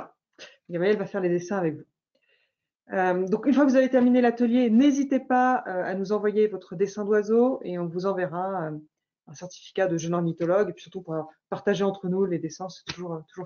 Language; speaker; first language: French; native; French